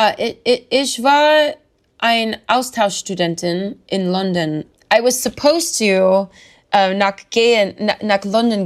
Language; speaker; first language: German; non-native, learner; English